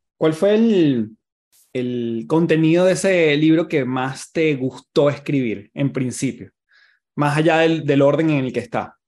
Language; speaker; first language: Spanish; native; Spanish